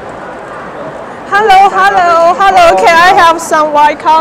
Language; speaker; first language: English; non-native, fluent; Chinese